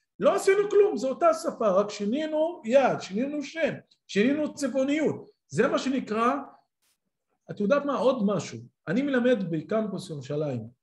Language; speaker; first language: Hebrew; non-native, local second language; Arabic